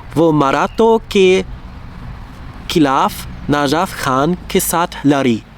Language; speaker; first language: Hindi; non-native, learner; German